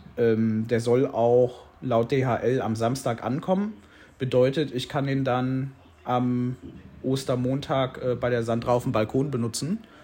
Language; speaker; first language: German; native; German